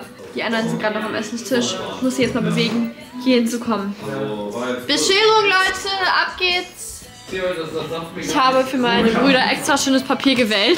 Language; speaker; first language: German; native; German